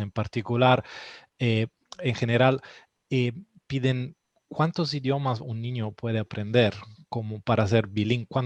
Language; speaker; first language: Spanish; non-native, fluent; Italian